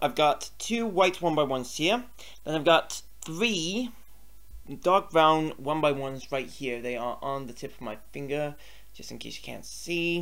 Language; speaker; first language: English; native; English